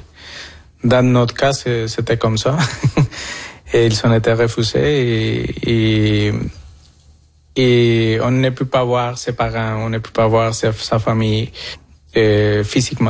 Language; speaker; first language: French; non-native, fluent; Spanish